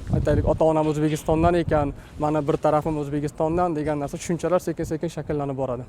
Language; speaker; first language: Uzbek; native; Uzbek